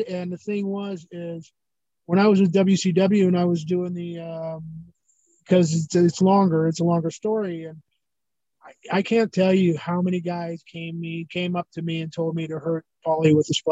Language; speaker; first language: English; native; English